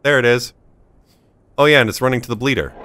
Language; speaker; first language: English; native; English